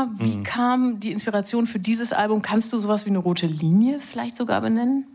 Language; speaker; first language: German; native; German